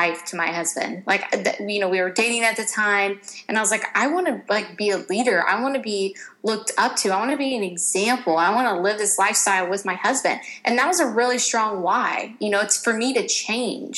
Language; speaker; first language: English; native; English